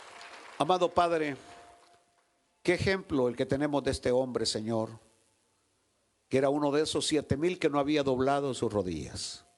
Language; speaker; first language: Spanish; native; Spanish